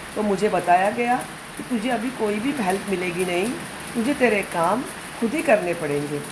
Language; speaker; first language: Hindi; non-native, local second language; Marathi